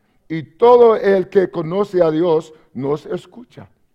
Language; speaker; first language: Spanish; non-native, learner; English